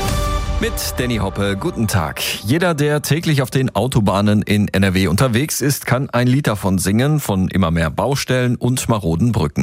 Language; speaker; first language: German; native; German